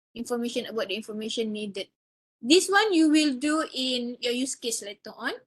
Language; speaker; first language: English; non-native, local second language; Malay